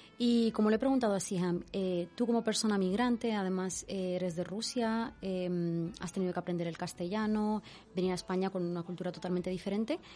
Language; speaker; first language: Spanish; non-native, fluent; Arabic